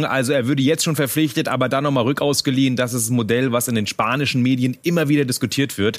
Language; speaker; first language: German; native; German